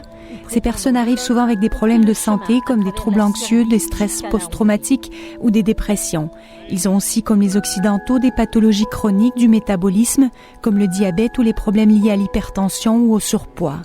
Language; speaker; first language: French; native; French